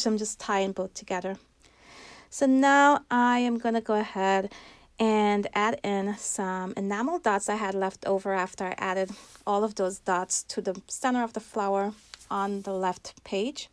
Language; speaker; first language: English; native; English